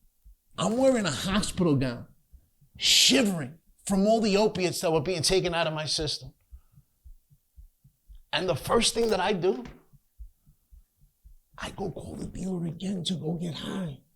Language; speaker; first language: English; native; English